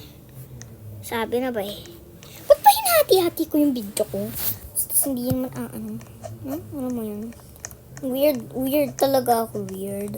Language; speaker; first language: Filipino; early bilingual, heritage; Filipino